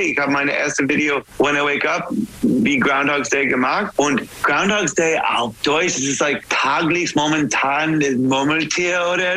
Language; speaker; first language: German; non-native, learner; English